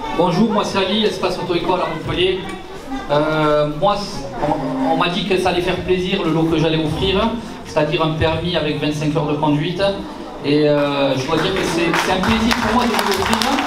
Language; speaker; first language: French; native; French